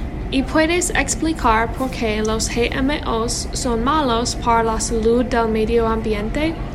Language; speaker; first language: Spanish; non-native, learner; English